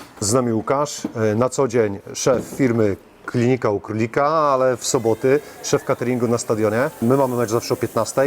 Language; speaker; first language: Polish; native; Polish